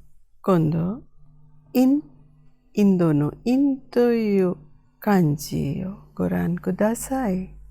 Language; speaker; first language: Japanese; non-native, fluent; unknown